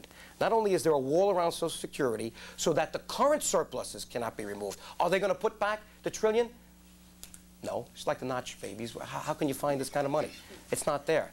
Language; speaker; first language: English; native; English